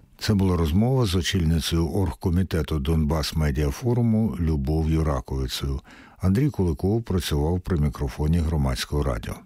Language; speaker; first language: Ukrainian; native; Ukrainian